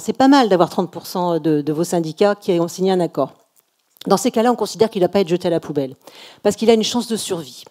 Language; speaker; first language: French; native; French